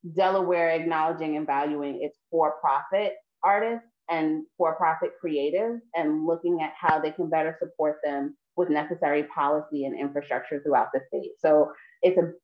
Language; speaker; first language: English; native; English